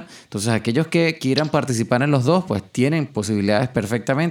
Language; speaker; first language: Spanish; native; Spanish